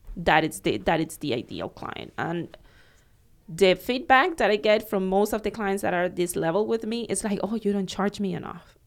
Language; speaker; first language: English; non-native, fluent; Spanish